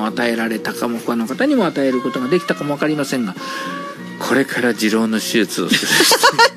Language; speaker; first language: Japanese; native; Japanese